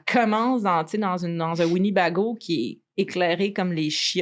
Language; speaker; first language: French; native; French